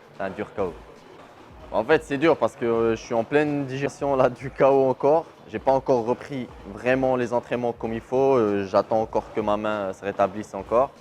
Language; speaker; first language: French; non-native, local second language; Arabic